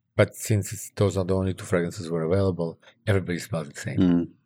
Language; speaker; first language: English; early bilingual, other home language; Russian